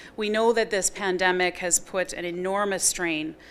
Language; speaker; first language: English; native; English